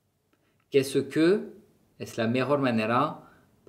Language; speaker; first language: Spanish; non-native, fluent; French